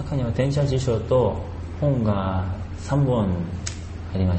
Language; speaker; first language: Japanese; non-native, learner; Korean